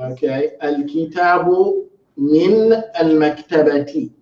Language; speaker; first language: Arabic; non-native, fluent; English